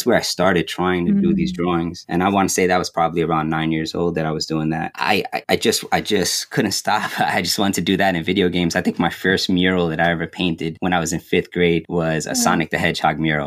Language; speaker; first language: English; native; English